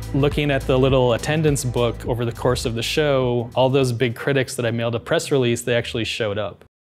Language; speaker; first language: English; native; English